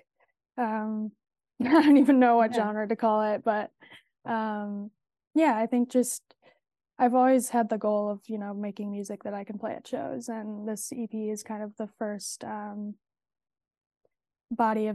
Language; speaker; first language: English; native; English